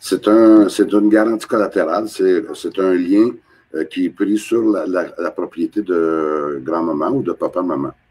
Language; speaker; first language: French; native; French